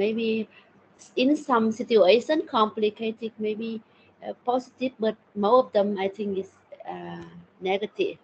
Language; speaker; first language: English; non-native, learner; Thai